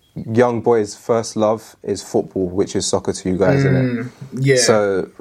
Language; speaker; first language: English; native; English